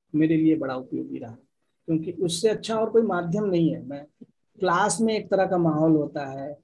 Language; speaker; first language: Hindi; native; Hindi